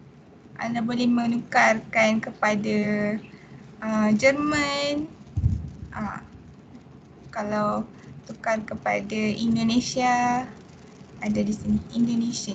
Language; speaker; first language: Malay; native; Malay